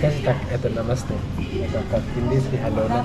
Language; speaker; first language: Russian; non-native, learner; Hindi